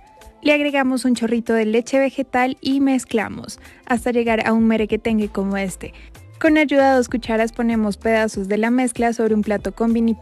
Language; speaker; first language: Spanish; native; Spanish